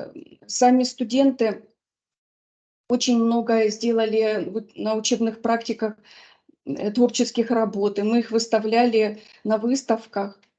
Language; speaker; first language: Russian; native; Russian